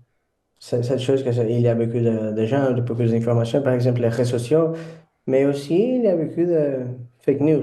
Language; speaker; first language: French; non-native, fluent; Portuguese